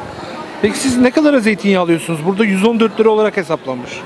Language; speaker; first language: Turkish; native; Turkish